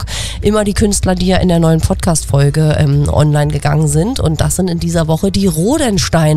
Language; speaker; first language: German; native; German